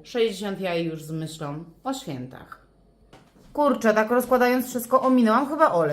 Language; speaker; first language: Polish; native; Polish